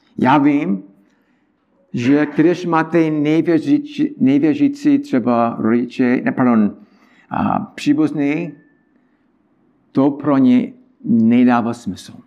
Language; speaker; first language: Czech; non-native, learner; English